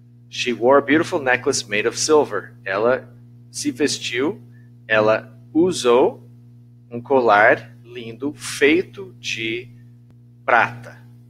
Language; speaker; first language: Portuguese; non-native, fluent; English